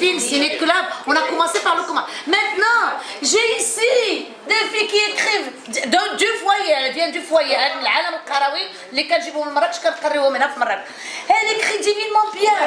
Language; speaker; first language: French; non-native, local second language; Arabic